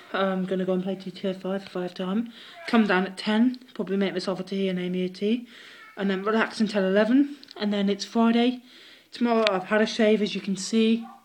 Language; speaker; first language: English; native; English